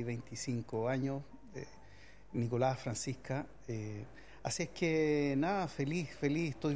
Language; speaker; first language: Spanish; native; Spanish